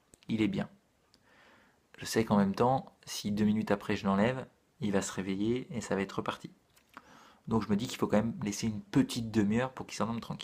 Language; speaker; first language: French; native; French